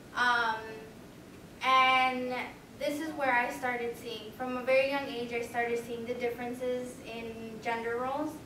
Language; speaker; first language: English; native; English